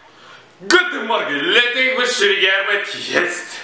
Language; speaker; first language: German; non-native, learner; Russian